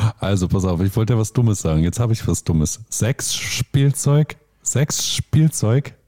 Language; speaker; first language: German; native; German